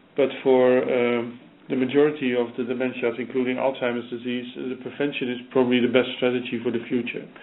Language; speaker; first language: English; non-native, fluent; Dutch